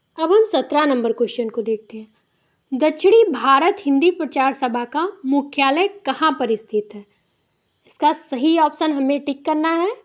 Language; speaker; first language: Hindi; native; Hindi